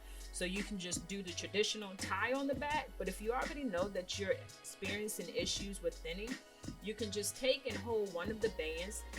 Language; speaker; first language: English; native; English